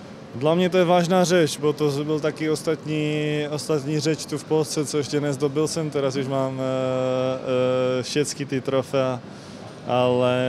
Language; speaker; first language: Polish; non-native, learner; Czech